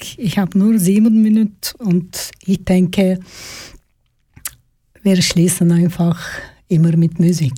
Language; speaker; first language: German; non-native, learner; Georgian